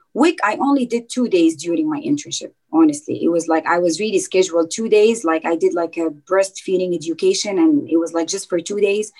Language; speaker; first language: English; non-native, fluent; Arabic